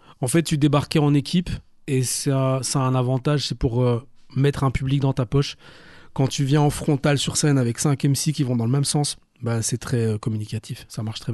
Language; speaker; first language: French; native; French